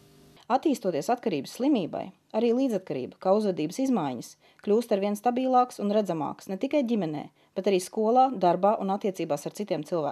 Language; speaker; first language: Latvian; native; Latvian